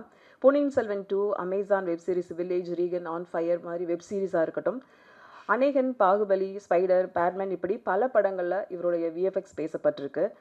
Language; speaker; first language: Tamil; native; Tamil